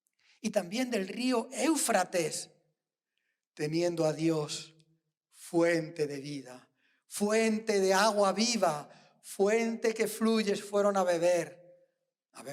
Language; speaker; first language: Spanish; native; Spanish